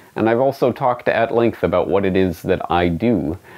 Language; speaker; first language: English; native; English